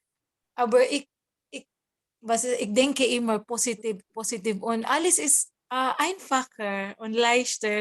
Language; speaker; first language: German; non-native, learner; Cebuano